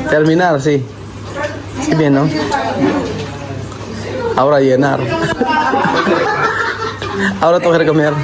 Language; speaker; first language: Spanish; non-native, learner; Filipino